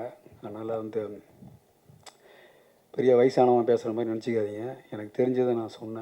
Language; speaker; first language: Tamil; native; Tamil